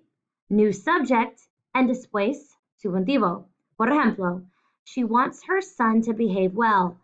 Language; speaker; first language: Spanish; non-native, fluent; English